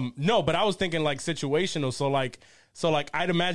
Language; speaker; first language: English; early bilingual, other home language; Spanish